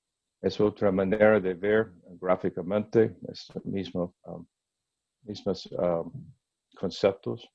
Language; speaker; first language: Spanish; non-native, learner; English